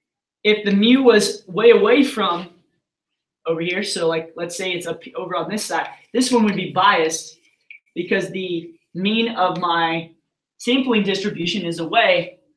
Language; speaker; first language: English; native; English